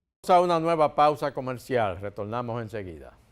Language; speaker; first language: Spanish; native; Spanish